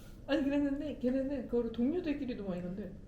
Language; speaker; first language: Korean; native; Korean